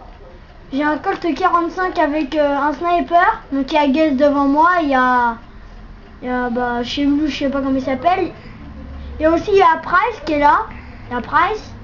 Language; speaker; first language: French; native; French